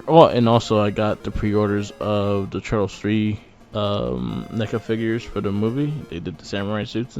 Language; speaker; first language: English; native; English